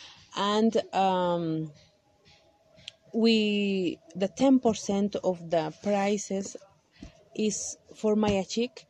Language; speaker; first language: English; non-native, learner; Kaqchikel